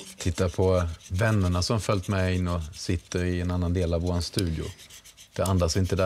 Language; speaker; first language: Swedish; native; Swedish